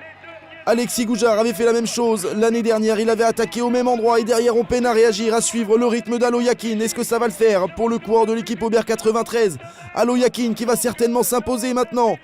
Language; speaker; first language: French; native; French